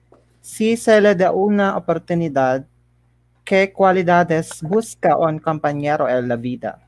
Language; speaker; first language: Spanish; non-native, learner; Filipino